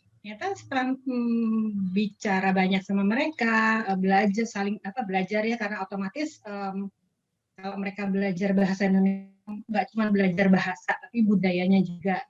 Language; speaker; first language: Indonesian; native; Indonesian